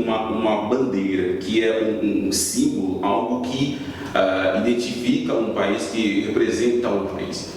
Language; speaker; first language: Portuguese; non-native, fluent; Haitian Creole